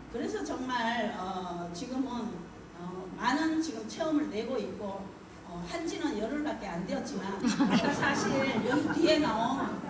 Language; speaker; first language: Korean; native; Korean